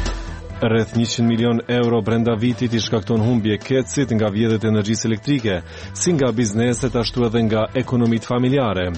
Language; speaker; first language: Albanian; native; Albanian